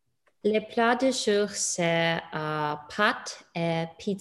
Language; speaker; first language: French; non-native, learner; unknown